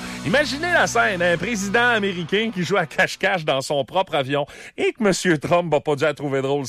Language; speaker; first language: French; native; French